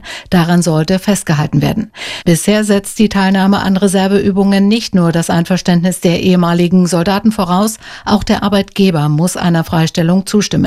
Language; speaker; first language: German; native; German